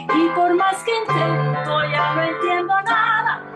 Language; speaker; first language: Spanish; native; Spanish